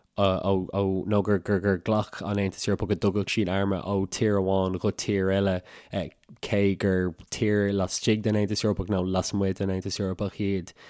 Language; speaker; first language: Irish; native; Irish